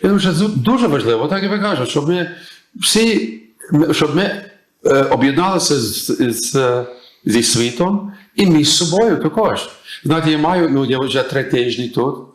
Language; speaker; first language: Ukrainian; early bilingual, heritage; English